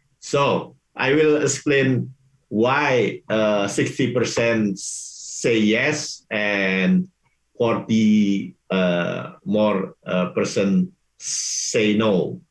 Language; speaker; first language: English; non-native, learner; Indonesian